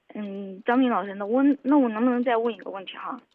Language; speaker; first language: Chinese; native; Chinese